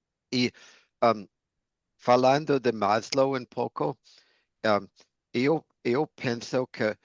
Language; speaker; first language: Portuguese; non-native, fluent; English